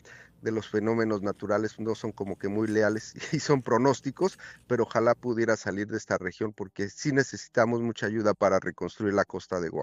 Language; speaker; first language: Spanish; native; Spanish